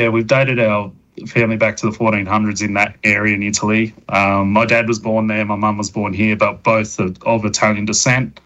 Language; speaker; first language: English; early bilingual, other home language; Italian